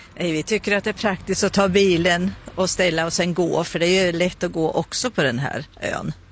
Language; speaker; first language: Swedish; native; Swedish